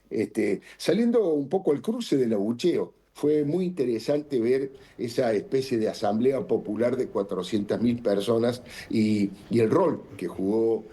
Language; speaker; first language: Spanish; native; Spanish